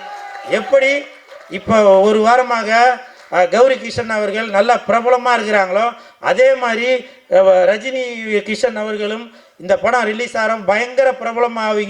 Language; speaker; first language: Tamil; native; Tamil